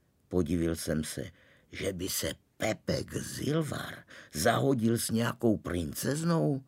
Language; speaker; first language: Czech; native; Czech